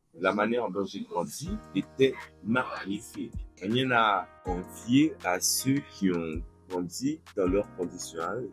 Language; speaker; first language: French; early bilingual, other home language; Haitian Creole